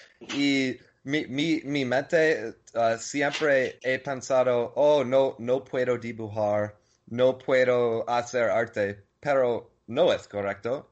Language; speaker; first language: Spanish; non-native, learner; English